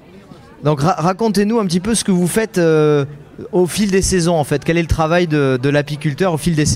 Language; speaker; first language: French; native; French